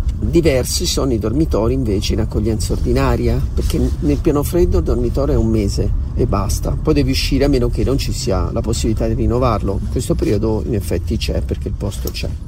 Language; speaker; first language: Italian; native; Italian